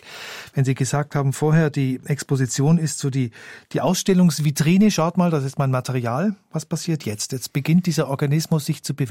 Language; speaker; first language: German; native; German